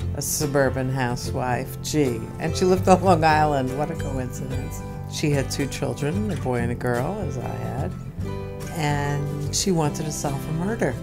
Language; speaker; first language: English; native; English